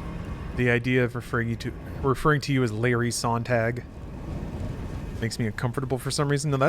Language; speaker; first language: English; native; English